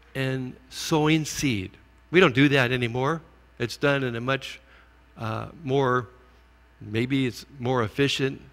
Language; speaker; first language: English; native; English